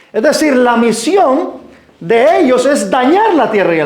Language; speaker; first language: Spanish; native; Spanish